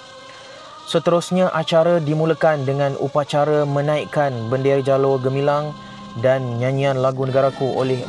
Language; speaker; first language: Malay; native; Malay